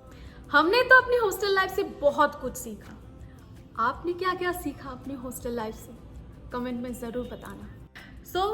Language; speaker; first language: Hindi; native; Hindi